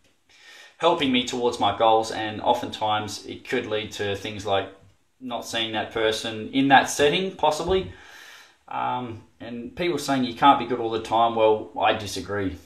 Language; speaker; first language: English; native; English